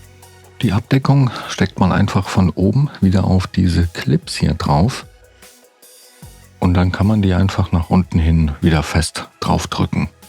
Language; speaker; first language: German; native; German